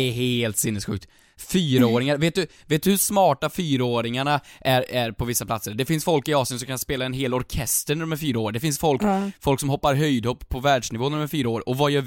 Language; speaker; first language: Swedish; native; Swedish